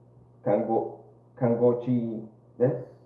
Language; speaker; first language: Japanese; non-native, learner; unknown